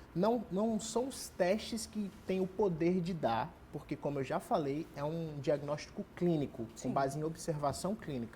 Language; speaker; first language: Portuguese; native; Portuguese